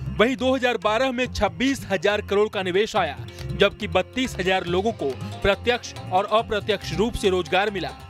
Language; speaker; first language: Hindi; native; Hindi